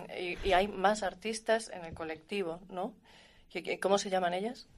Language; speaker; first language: Spanish; native; Spanish